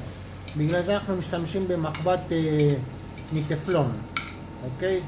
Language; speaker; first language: Hebrew; non-native, fluent; Spanish